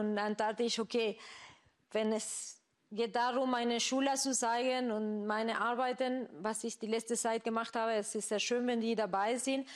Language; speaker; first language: German; non-native, fluent; Spanish